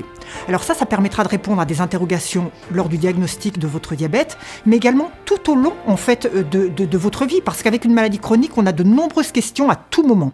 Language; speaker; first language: French; native; French